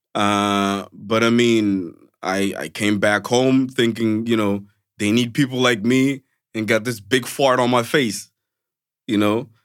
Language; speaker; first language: English; non-native, fluent; Portuguese